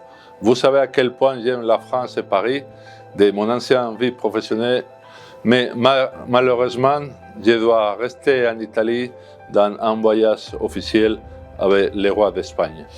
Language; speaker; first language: French; non-native, fluent; Spanish